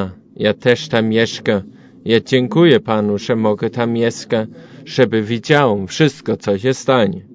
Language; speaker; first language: Polish; non-native, learner; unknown